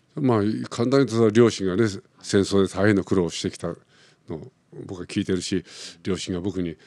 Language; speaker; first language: Japanese; native; Japanese